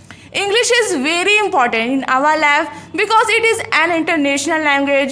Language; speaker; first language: English; non-native, learner; Hindi